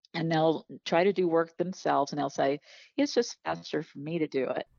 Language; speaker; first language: English; native; English